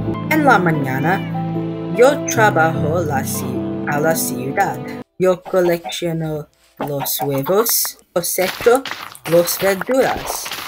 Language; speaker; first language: Spanish; non-native, learner; English